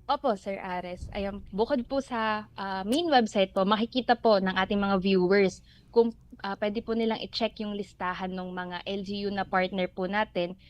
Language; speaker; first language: Filipino; native; Filipino